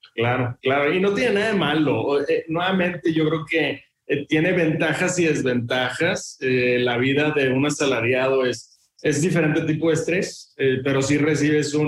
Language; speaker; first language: Spanish; native; Spanish